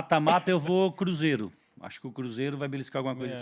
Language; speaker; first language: Portuguese; native; Portuguese